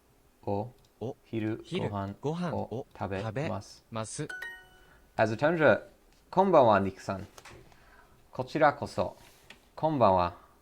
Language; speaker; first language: Japanese; non-native, learner; English